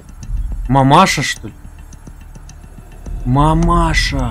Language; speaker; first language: Russian; native; Russian